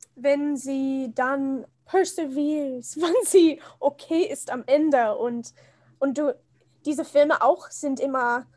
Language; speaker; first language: German; non-native, fluent; English